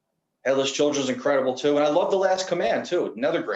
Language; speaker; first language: English; native; English